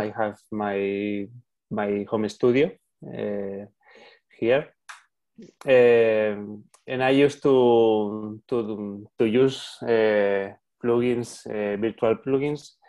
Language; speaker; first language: English; non-native, learner; Spanish